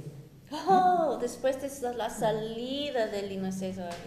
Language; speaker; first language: Spanish; non-native, fluent; English